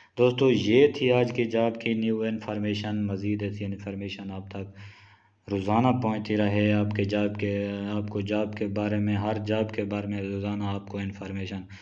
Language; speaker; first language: Urdu; non-native, local second language; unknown